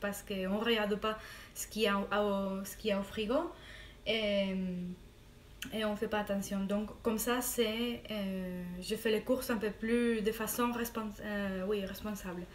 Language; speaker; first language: French; non-native, fluent; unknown